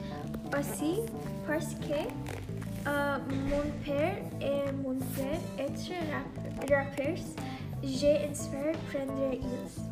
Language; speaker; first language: French; non-native, learner; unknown